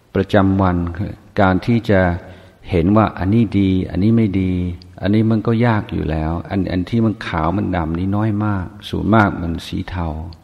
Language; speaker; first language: Thai; non-native, fluent; English